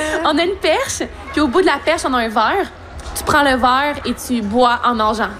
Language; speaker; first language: French; native; French